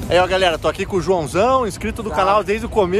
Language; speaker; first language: Portuguese; native; Portuguese